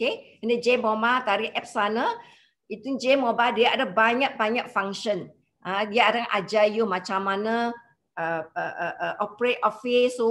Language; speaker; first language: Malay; non-native, local second language; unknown